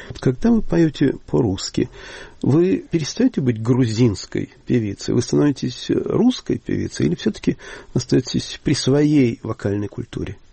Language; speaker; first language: Russian; native; Russian